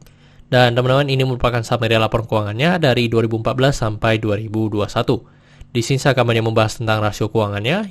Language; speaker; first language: Indonesian; native; Indonesian